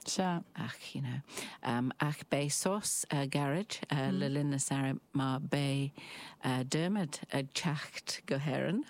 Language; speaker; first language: Irish; non-native, fluent; English